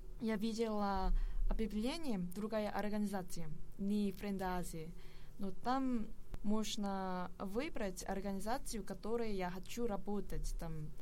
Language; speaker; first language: Russian; non-native, learner; Korean